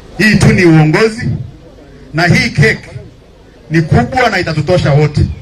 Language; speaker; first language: Swahili; non-native, local second language; Masai